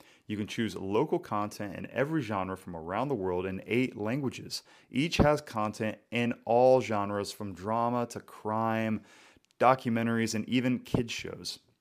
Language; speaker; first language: English; native; English